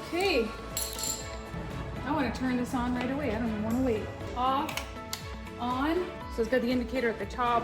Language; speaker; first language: English; native; English